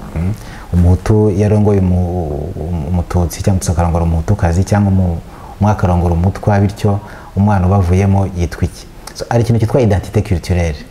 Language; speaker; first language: Kinyarwanda; early bilingual, heritage; Kinyarwanda